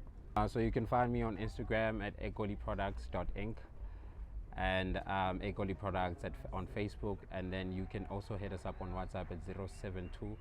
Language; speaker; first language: English; non-native, local second language; Zulu